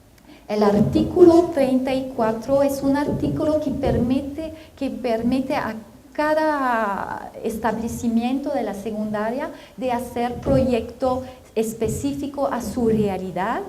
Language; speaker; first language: Spanish; non-native, fluent; French